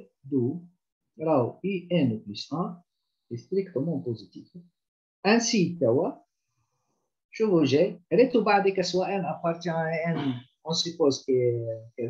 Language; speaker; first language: French; non-native, local second language; Arabic